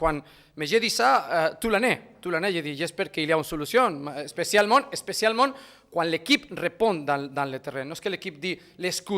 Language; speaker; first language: French; non-native, fluent; Spanish